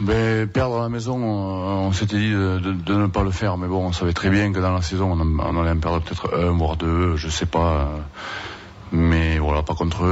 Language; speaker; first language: French; native; French